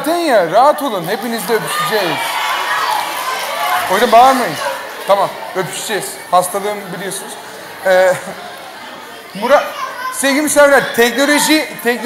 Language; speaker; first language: Turkish; native; Turkish